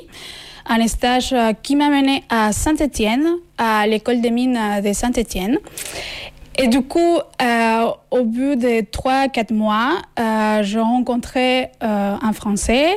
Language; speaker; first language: French; non-native, fluent; Spanish